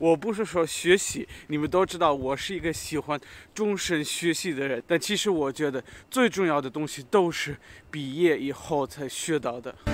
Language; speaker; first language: Chinese; non-native, fluent; German